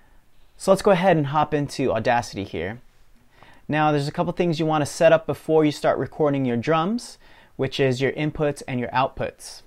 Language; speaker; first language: English; native; English